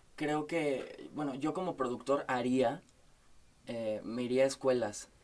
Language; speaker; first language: Spanish; native; Spanish